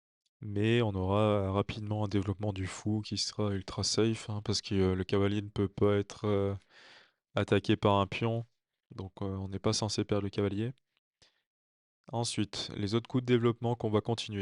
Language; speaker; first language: French; native; French